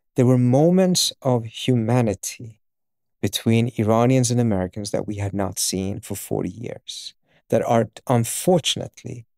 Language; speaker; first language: English; early bilingual, other home language; Swedish